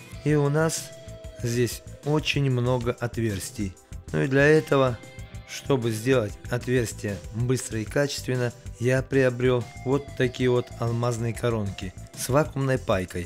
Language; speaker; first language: Russian; native; Russian